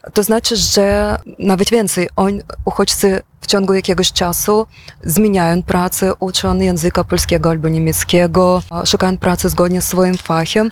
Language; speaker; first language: Polish; non-native, fluent; Ukrainian